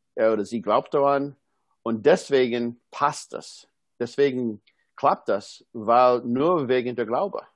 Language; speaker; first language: German; non-native, fluent; English